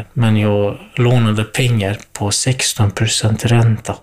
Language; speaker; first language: Swedish; non-native, fluent; Kurdish